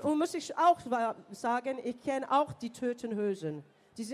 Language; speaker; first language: German; non-native, learner; English